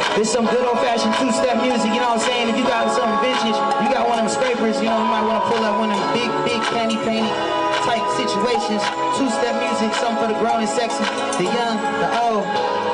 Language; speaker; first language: English; native; English